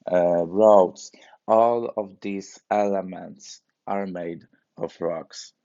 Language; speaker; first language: English; non-native, fluent; Polish